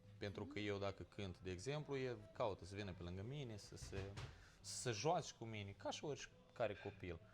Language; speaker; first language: Romanian; native; Romanian